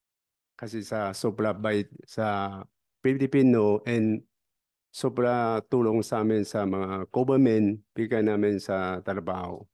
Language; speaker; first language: Filipino; non-native, learner; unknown